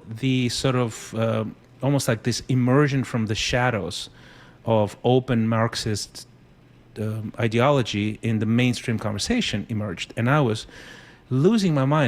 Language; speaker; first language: English; non-native, fluent; Spanish